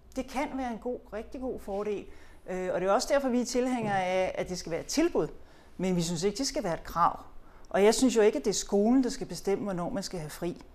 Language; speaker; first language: Danish; native; Danish